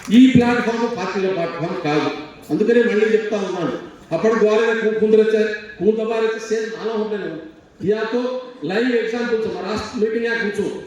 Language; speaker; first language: Telugu; non-native, local second language; Lambadi